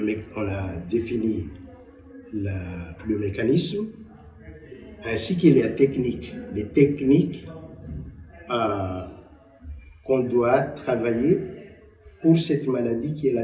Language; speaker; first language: French; non-native, local second language; Malagasy